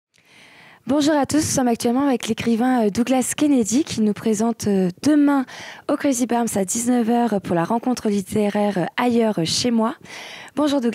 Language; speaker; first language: French; native; French